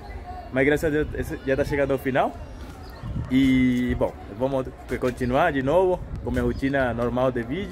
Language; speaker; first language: Portuguese; non-native, fluent; Spanish